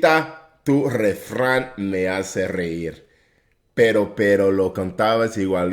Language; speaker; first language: Spanish; non-native, fluent; English